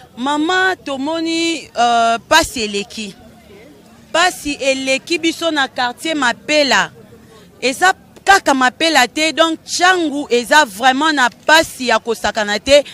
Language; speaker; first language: Lingala; native; Lingala